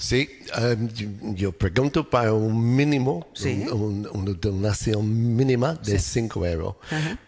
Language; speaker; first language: Spanish; non-native, learner; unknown